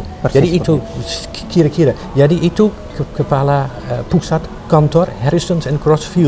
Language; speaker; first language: Indonesian; non-native, fluent; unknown